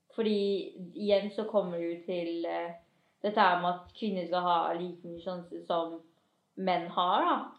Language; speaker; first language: Norwegian; early bilingual, other home language; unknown